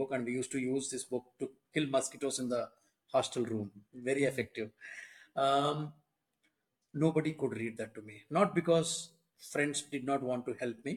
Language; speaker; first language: English; non-native, local second language; Telugu